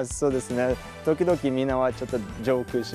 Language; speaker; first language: Japanese; non-native, learner; Portuguese